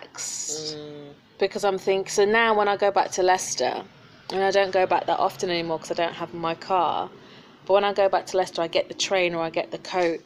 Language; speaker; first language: English; native; English